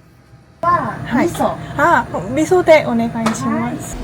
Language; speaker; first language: Japanese; non-native, learner; Korean